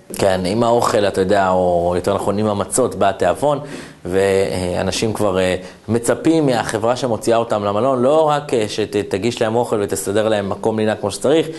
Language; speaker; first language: Hebrew; native; Hebrew